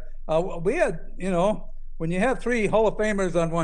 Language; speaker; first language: English; native; English